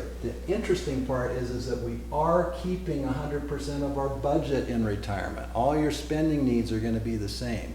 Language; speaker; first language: English; native; English